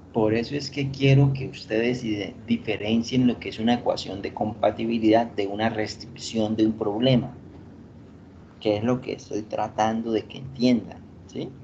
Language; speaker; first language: Spanish; native; Spanish